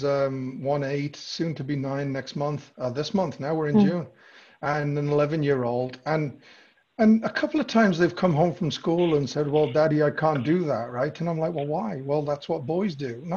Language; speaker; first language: English; native; English